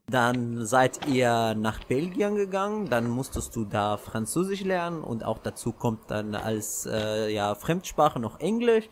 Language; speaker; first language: German; non-native, fluent; Arabic